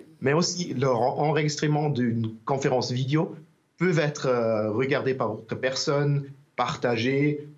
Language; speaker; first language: French; non-native, learner; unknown